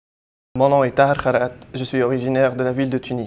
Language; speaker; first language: French; non-native, local second language; Arabic